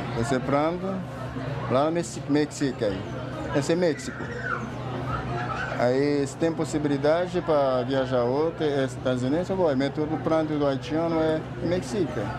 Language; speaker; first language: Portuguese; non-native, learner; Haitian Creole